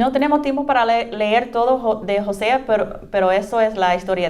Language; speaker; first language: Spanish; non-native, fluent; English